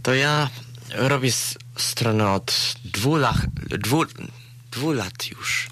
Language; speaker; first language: Polish; early bilingual, heritage; Polish